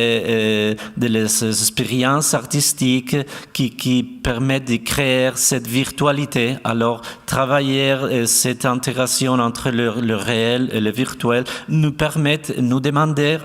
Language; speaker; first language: French; non-native, fluent; Spanish